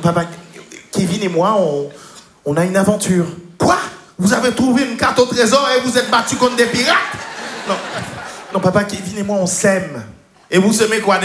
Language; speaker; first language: French; native; French